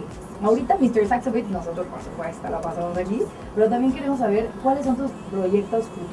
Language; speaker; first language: Spanish; native; Spanish